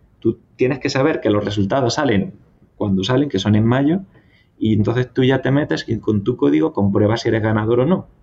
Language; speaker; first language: Spanish; native; Spanish